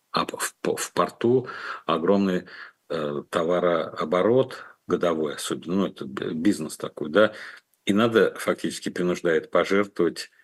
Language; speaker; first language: Russian; native; Russian